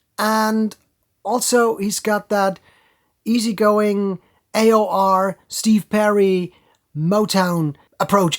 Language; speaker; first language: English; non-native, fluent; German